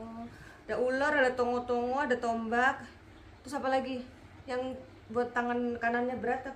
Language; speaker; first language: Indonesian; native; Indonesian